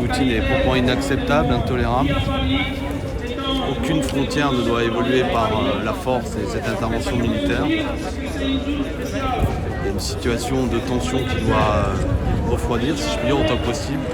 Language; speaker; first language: French; native; French